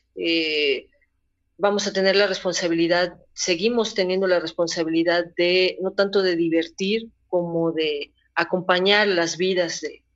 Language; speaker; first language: Spanish; native; Spanish